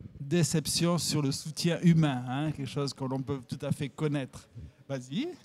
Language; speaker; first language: French; native; French